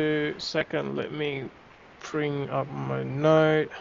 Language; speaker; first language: English; non-native, fluent; Vietnamese